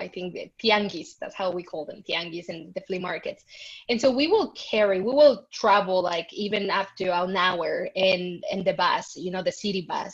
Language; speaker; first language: English; non-native, fluent; Spanish